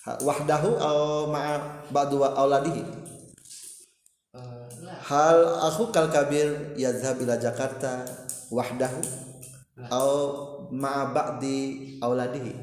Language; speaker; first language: Arabic; non-native, learner; Indonesian